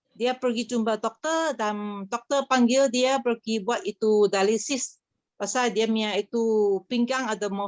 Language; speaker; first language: Malay; non-native, local second language; Chinese